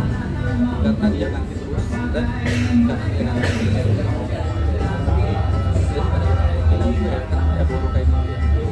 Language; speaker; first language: Indonesian; non-native, learner; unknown